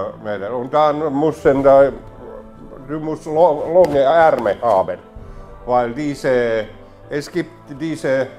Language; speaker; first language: German; non-native, learner; Finnish